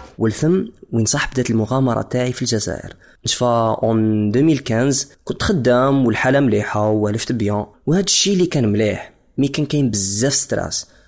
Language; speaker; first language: Arabic; non-native, fluent; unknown